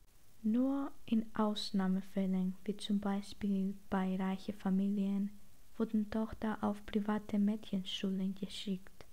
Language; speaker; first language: German; non-native, learner; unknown